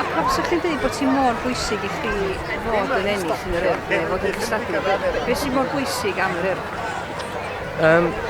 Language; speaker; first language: Welsh; native; Welsh